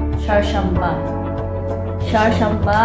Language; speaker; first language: Turkish; non-native, learner; Filipino